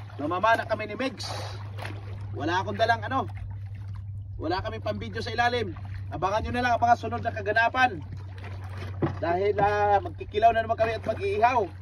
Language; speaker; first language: Filipino; non-native, local second language; Bikol